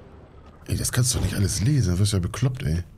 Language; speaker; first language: German; native; German